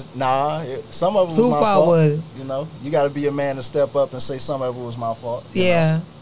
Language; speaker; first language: English; native; English